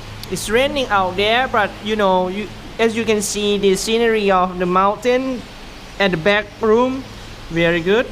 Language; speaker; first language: English; non-native, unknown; Thai